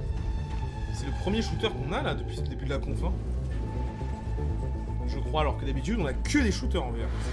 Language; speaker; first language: French; native; French